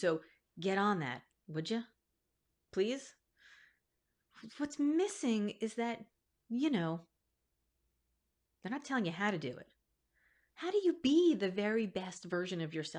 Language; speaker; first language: English; native; English